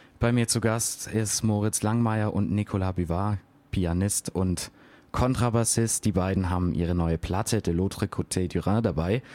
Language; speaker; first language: German; native; German